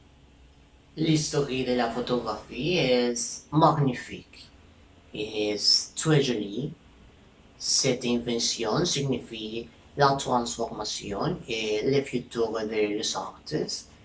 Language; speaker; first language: French; non-native, learner; Spanish